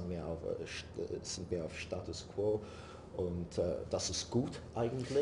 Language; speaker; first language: German; non-native, learner; English